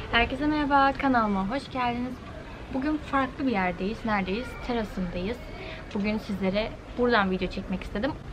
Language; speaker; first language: Turkish; early bilingual, heritage; Turkish